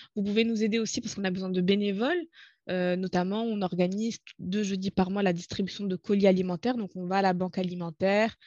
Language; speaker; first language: French; non-native, local second language; Arabic